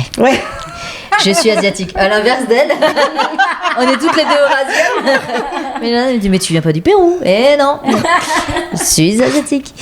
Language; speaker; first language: French; native; French